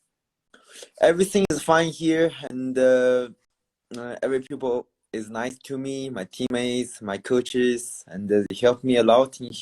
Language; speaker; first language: English; non-native, learner; Chinese